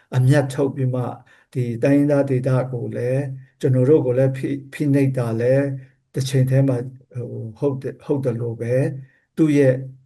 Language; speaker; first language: Burmese; non-native, local second language; Kachin